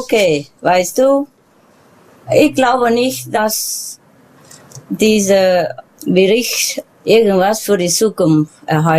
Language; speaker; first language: German; non-native, learner; Vietnamese